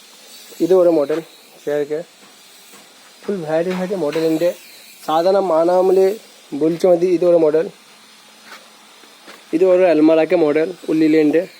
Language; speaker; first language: Malayalam; non-native, learner; Hindi